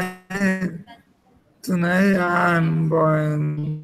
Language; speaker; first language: English; non-native, learner; Spanish